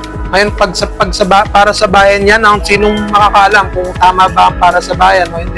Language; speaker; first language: Filipino; native; Filipino